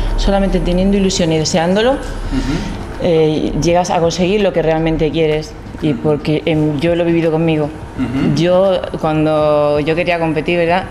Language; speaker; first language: Spanish; native; Spanish